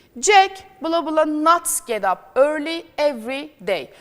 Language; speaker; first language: English; non-native, fluent; Turkish